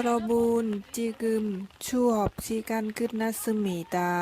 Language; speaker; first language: Korean; non-native, learner; Vietnamese